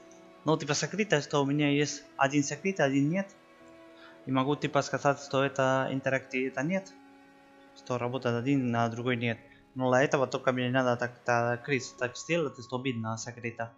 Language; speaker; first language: Russian; non-native, learner; Spanish